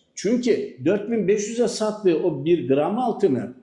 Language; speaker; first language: Turkish; native; Turkish